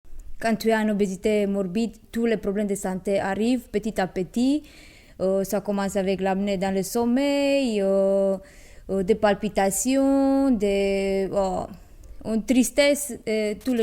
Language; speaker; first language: French; non-native, fluent; Romanian